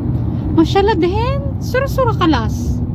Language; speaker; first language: Arabic; non-native, learner; Filipino